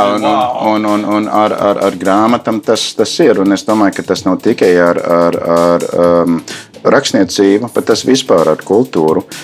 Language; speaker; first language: Latvian; non-native, fluent; English